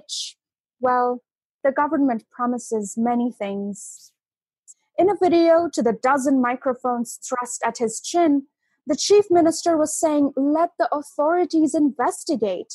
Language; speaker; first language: English; non-native, local second language; Bangla